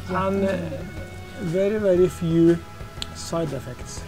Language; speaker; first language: English; non-native, fluent; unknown